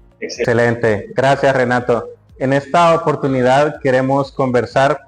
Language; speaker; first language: Spanish; native; Spanish